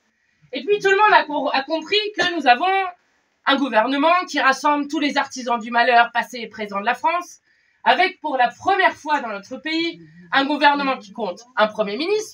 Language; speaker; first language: French; native; French